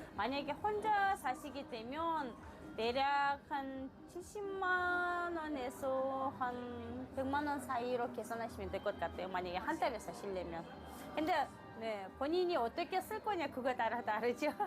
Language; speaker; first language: Korean; non-native, fluent; Kazakh